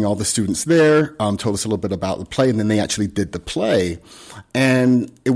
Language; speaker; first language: English; native; English